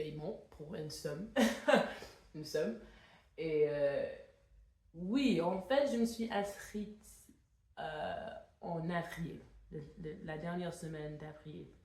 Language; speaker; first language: French; non-native, fluent; English